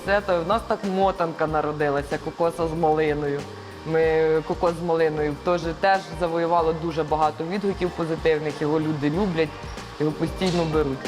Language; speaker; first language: Ukrainian; native; Ukrainian